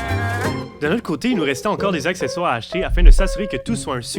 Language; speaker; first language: French; native; French